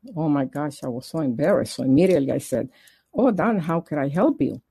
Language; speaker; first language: English; non-native, fluent; Spanish